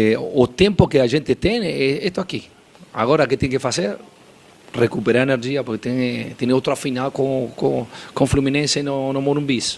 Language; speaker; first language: Portuguese; non-native, fluent; Spanish